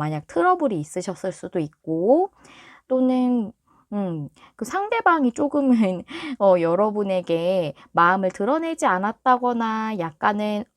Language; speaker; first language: Korean; native; Korean